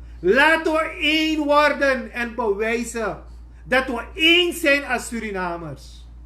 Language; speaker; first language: Dutch; native; Dutch